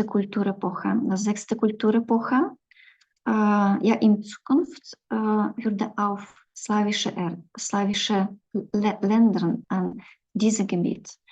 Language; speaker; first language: German; non-native, fluent; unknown